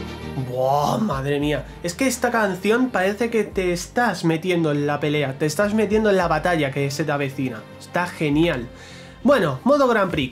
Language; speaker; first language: Spanish; native; Spanish